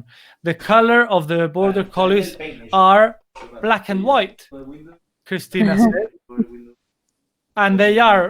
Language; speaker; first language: English; non-native, fluent; Spanish